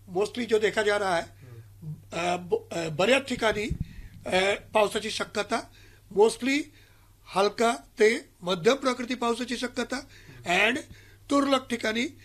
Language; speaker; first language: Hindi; non-native, local second language; Marathi